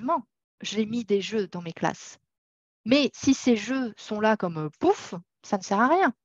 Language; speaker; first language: French; native; French